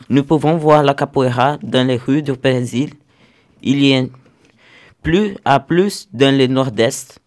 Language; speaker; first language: French; non-native, learner; Portuguese